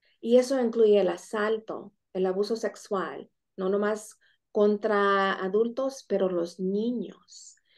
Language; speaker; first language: Spanish; native; Spanish